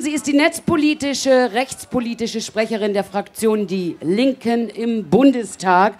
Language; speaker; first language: German; native; German